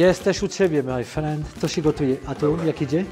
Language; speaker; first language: Polish; non-native, fluent; French